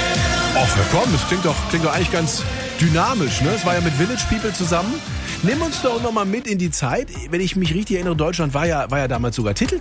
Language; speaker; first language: German; native; German